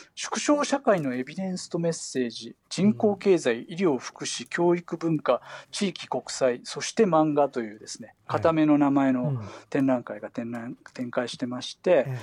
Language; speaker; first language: Japanese; native; Japanese